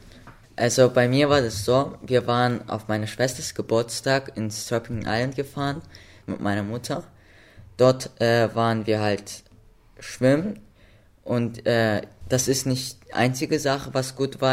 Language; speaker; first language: German; early bilingual, other home language; Russian